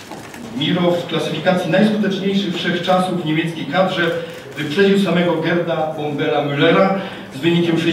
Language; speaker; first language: Polish; native; Polish